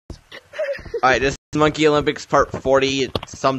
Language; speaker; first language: English; native; English